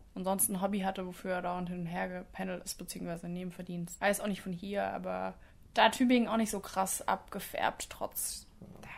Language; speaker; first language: German; native; German